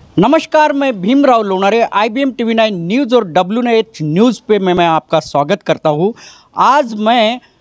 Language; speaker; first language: Hindi; non-native, local second language; Marathi